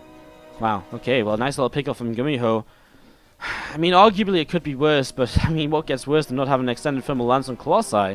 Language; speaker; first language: English; native; English